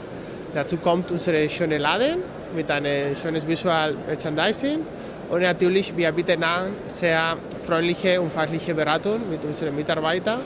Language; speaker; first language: German; non-native, fluent; Spanish